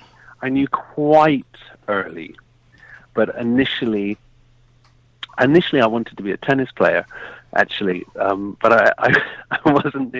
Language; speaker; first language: English; native; English